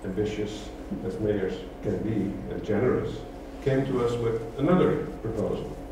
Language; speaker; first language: English; non-native, fluent; Dutch